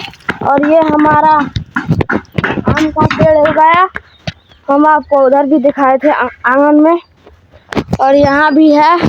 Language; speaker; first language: Hindi; non-native, local second language; Maithili